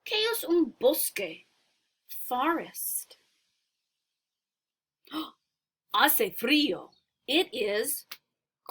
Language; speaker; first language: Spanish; non-native, learner; English